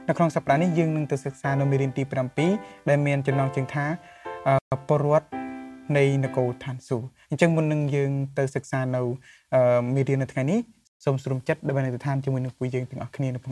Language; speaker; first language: Khmer; native; Khmer